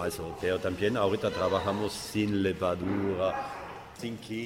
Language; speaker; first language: Spanish; non-native, learner; German